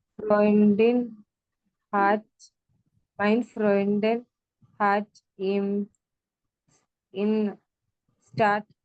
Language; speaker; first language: German; non-native, learner; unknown